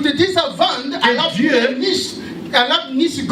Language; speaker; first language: German; non-native, learner; French